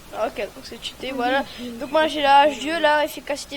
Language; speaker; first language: French; native; French